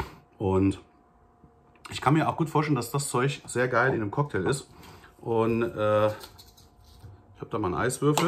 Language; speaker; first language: German; native; German